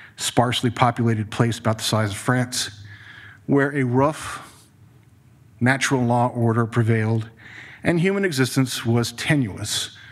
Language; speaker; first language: English; native; English